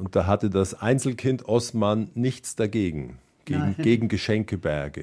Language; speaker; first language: German; native; German